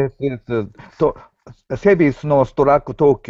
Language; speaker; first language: English; non-native, learner; Japanese